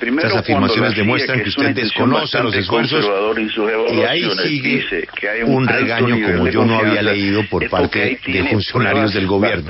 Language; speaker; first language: Spanish; native; Spanish